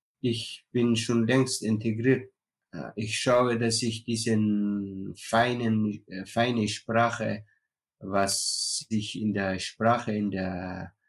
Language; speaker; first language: German; non-native, learner; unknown